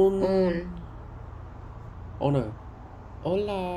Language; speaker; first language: Spanish; non-native, learner; English